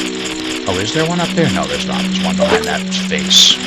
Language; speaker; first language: English; native; English